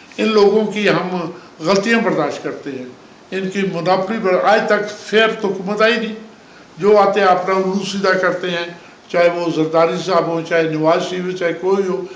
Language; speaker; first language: Urdu; non-native, local second language; Punjabi